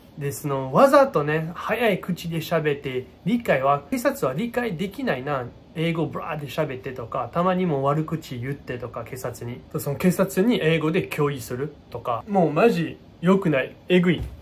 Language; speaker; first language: Japanese; non-native, fluent; French